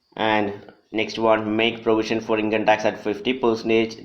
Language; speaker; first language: English; non-native, local second language; Malayalam